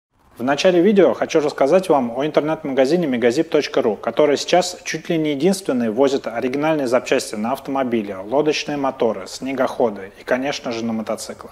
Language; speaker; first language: Russian; native; Russian